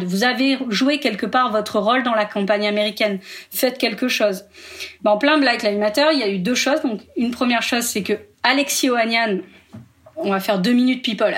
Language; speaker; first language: French; native; French